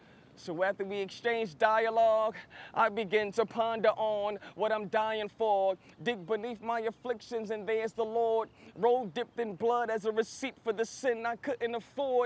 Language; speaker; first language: English; native; English